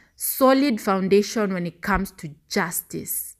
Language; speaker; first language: English; non-native, local second language; Swahili